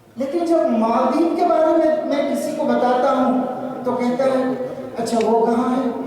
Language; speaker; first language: Urdu; non-native, fluent; Divehi